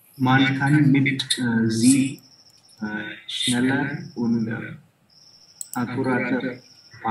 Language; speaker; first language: German; non-native, learner; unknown